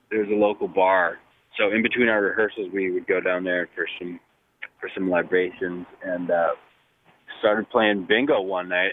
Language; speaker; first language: English; native; English